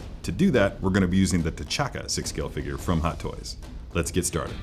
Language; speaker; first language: English; native; English